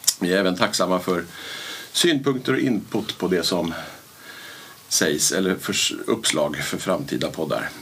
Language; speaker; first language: Swedish; native; Swedish